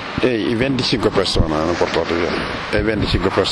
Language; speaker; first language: Italian; non-native, learner; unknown